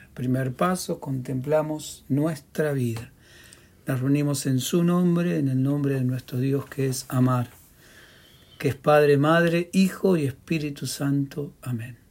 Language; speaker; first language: Spanish; native; Spanish